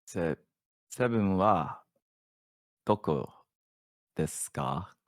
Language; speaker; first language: Japanese; non-native, learner; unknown